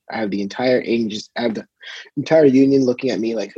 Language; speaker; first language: English; native; English